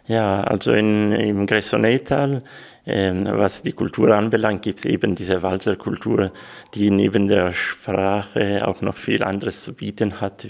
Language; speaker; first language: German; non-native, local second language; Swiss German